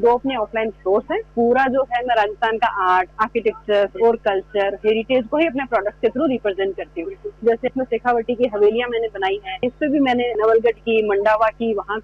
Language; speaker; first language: Hindi; native; Hindi